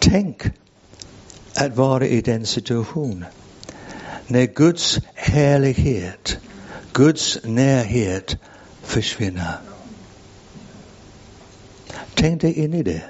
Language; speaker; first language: Swedish; non-native, fluent; English